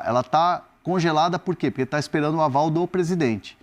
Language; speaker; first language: Portuguese; native; Portuguese